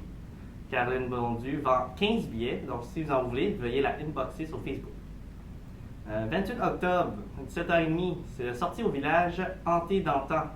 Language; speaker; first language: French; native; French